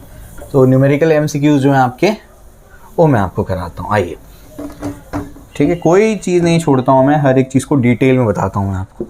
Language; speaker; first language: Hindi; native; Hindi